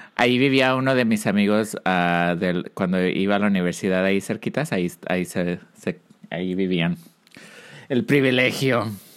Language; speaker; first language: Spanish; early bilingual, heritage; Spanish